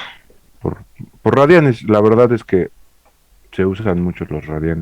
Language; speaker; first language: Spanish; native; Spanish